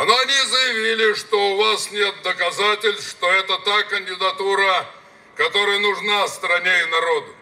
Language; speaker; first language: Russian; native; Russian